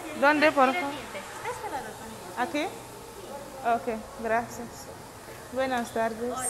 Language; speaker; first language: Spanish; non-native, learner; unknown